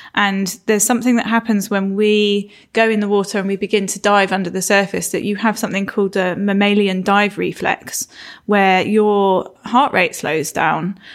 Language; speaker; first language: English; native; English